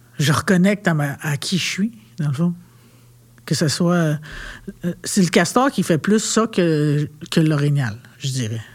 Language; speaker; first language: French; non-native, local second language; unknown